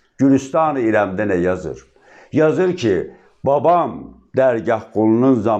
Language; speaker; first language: Azerbaijani; native; Azerbaijani